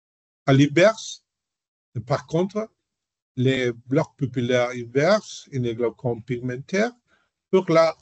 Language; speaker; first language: French; non-native, learner; Spanish